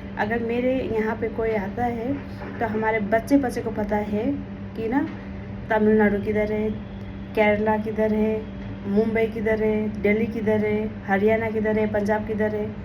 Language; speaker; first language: Hindi; non-native, local second language; Nepali